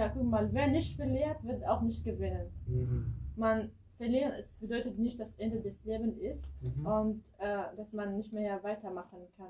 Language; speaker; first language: German; early bilingual, other home language; Kurdish